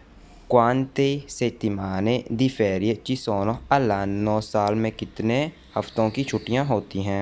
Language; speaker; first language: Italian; non-native, learner; Urdu